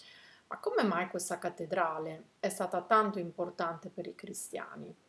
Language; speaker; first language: Italian; native; Italian